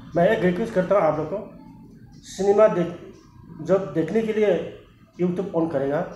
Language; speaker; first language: Hindi; non-native, local second language; Bodo